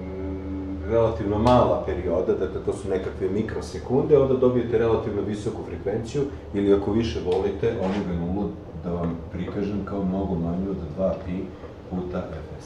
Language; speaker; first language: Serbian; native; Serbian